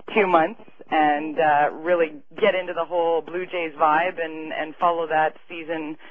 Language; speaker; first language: English; native; English